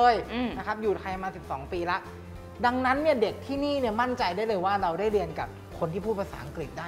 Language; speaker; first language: Thai; native; Thai